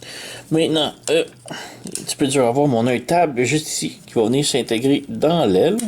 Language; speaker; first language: French; native; French